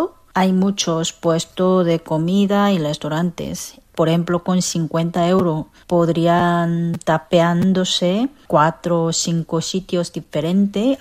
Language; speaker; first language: Spanish; non-native, fluent; Korean